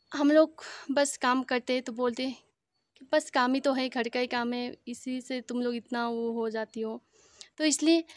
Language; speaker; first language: Hindi; non-native, local second language; Assamese